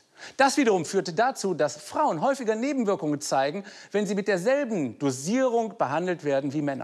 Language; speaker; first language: German; native; German